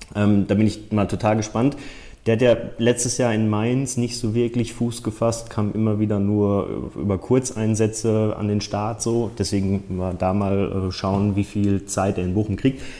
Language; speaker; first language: German; native; German